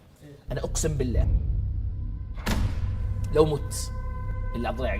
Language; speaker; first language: Arabic; native; Arabic